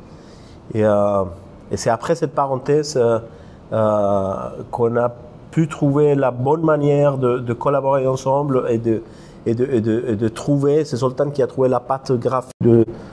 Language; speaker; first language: French; non-native, fluent; Spanish